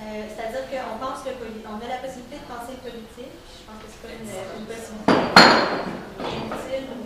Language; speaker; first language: French; native; French